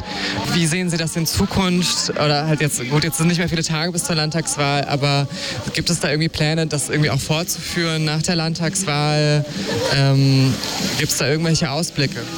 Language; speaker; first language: German; native; German